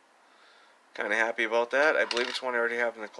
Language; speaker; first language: English; native; English